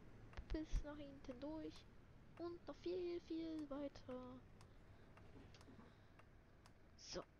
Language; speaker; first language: German; native; German